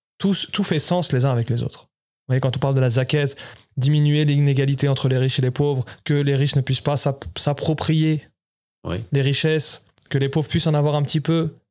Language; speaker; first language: French; native; French